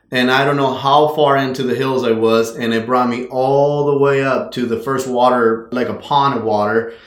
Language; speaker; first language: English; non-native, fluent; Spanish